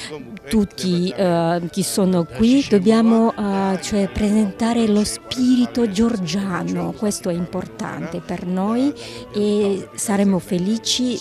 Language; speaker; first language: Italian; non-native, learner; Georgian